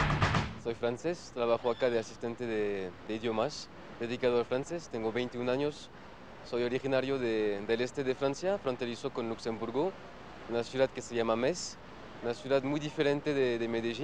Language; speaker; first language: Spanish; non-native, fluent; French